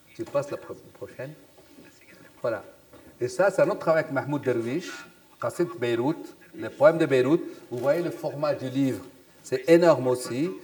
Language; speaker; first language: French; non-native, local second language; Arabic